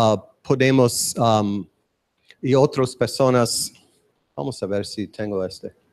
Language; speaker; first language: Spanish; non-native, learner; English